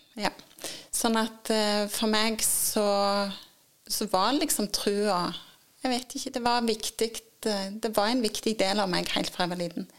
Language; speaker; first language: Norwegian; native; Norwegian